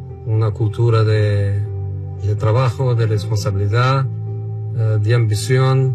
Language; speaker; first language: Spanish; non-native, fluent; Portuguese